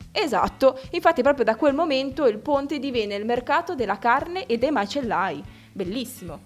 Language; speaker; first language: Italian; native; Italian